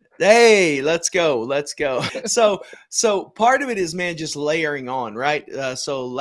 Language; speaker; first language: English; native; English